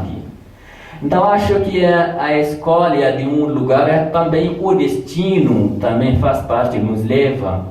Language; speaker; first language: Portuguese; non-native, fluent; Tamasheq